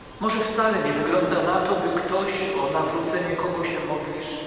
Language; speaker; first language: Polish; native; Polish